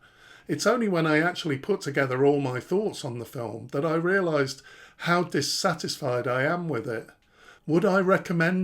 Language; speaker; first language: English; native; English